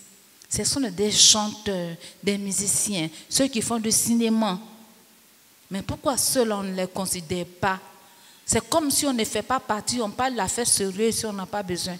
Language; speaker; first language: French; non-native, local second language; Baoulé